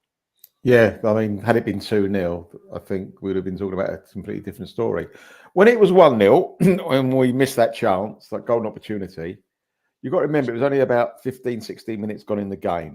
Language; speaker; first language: English; native; English